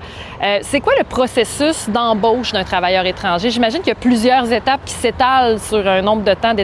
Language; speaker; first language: French; native; French